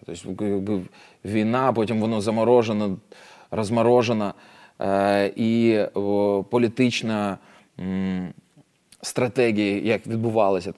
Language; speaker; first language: Ukrainian; non-native, local second language; Russian